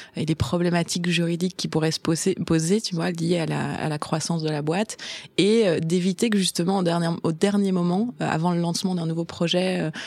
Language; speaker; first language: French; native; French